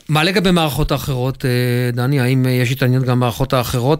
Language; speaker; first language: Hebrew; native; Hebrew